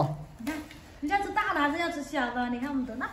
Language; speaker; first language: Chinese; native; Chinese